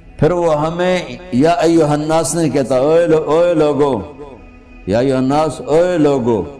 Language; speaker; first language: Urdu; non-native, local second language; Punjabi